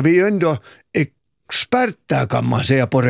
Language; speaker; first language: Swedish; native; Swedish